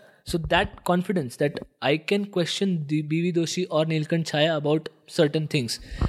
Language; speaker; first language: English; non-native, local second language; Marathi